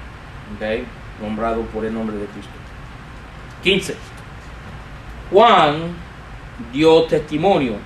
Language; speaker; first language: Spanish; non-native, fluent; English